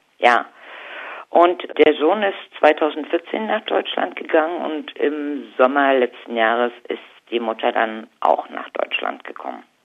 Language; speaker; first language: German; native; German